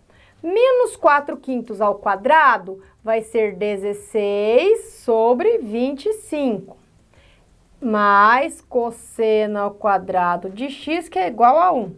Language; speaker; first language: Portuguese; native; Portuguese